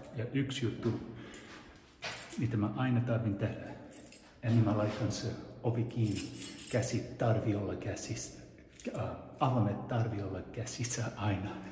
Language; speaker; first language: Finnish; non-native, learner; English